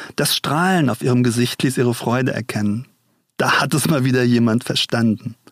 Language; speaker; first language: German; native; German